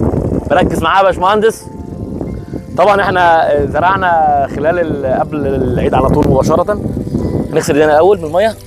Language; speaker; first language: Arabic; native; Arabic